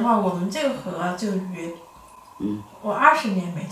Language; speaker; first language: Chinese; native; Chinese